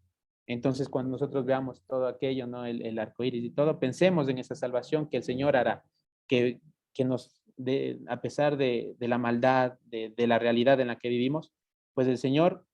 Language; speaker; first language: Spanish; native; Spanish